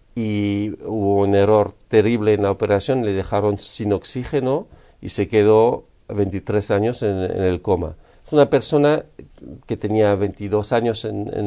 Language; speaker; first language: Spanish; non-native, fluent; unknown